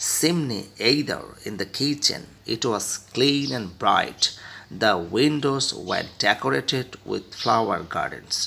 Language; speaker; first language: English; non-native, local second language; Bangla